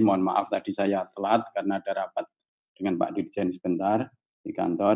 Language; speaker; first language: Indonesian; native; Indonesian